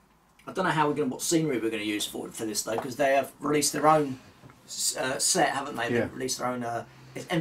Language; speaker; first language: English; native; English